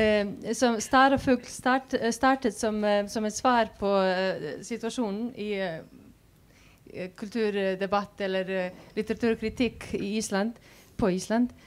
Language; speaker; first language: Swedish; non-native, fluent; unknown